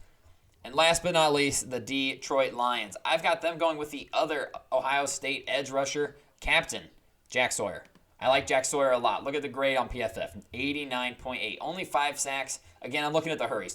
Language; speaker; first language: English; native; English